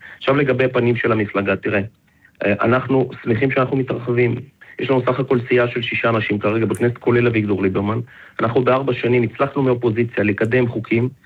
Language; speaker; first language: Hebrew; non-native, fluent; Russian